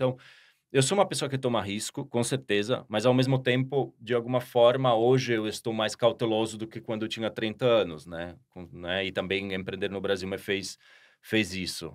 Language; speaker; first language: Portuguese; non-native, fluent; Slovak